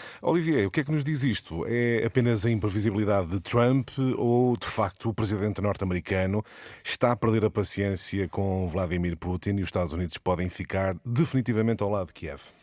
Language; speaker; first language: Portuguese; native; Portuguese